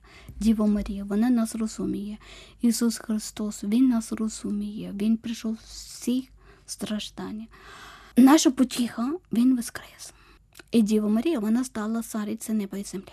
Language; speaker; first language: Ukrainian; non-native, learner; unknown